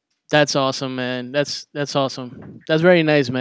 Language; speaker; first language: English; early bilingual, other home language; Spanish